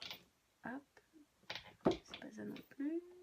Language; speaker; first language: French; native; French